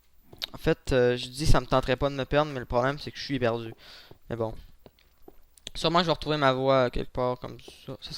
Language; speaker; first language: French; native; French